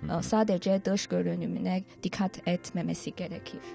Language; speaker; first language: Turkish; non-native, learner; Chinese